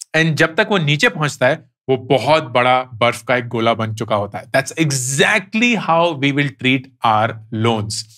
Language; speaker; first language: Hindi; native; Hindi